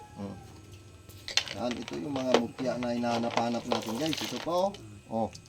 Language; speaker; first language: Filipino; non-native, local second language; Cebuano